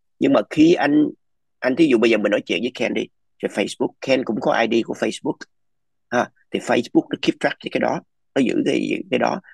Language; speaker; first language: Vietnamese; early bilingual, other home language; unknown